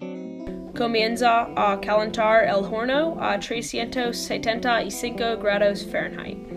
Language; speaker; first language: Spanish; non-native, learner; English